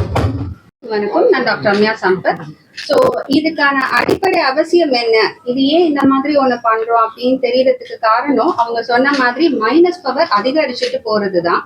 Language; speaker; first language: Tamil; native; Tamil